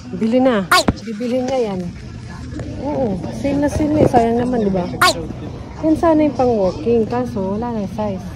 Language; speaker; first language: Filipino; native; Filipino